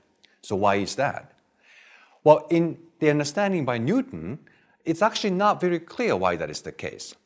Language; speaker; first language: English; non-native, fluent; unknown